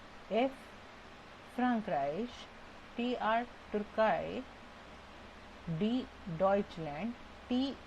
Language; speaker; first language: German; non-native, fluent; Hindi